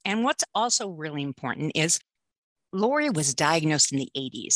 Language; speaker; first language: English; native; English